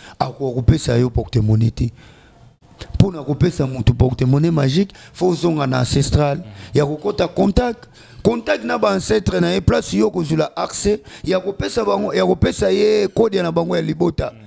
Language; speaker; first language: Lingala; non-native, local second language; Kongo